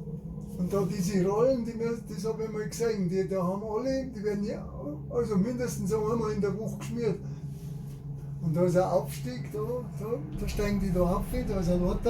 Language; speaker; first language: German; native; German